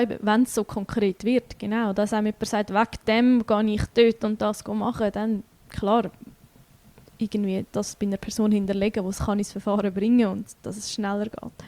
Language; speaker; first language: German; native; German